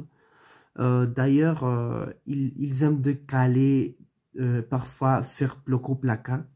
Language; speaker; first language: French; non-native, learner; Spanish